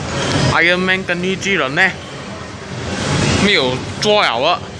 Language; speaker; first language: Chinese; native; Chinese